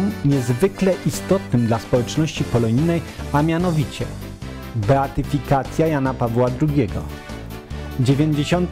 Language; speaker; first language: Polish; native; Polish